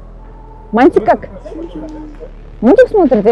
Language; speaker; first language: Russian; non-native, local second language; Kazakh